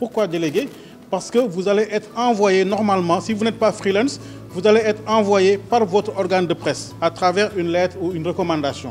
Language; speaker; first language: French; non-native, local second language; Wolof